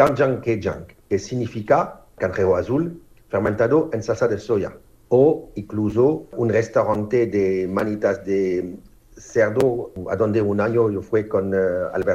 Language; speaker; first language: Spanish; non-native, fluent; French